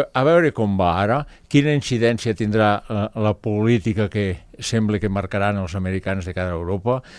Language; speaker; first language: Catalan; native; Catalan